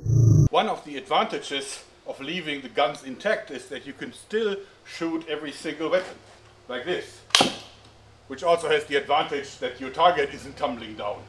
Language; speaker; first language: English; non-native, fluent; German